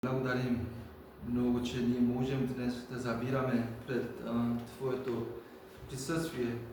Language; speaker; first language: Bulgarian; non-native, learner; Korean